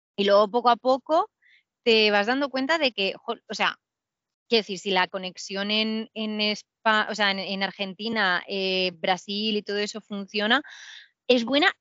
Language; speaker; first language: Spanish; native; Spanish